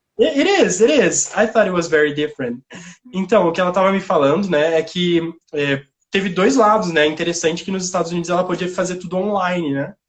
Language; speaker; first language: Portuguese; native; Portuguese